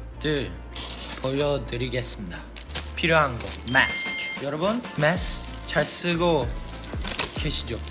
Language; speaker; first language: Korean; non-native, fluent; English